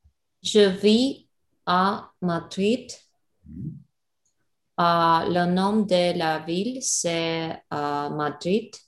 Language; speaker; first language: French; non-native, learner; Russian